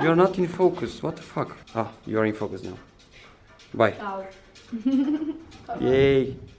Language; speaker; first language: English; non-native, learner; Romanian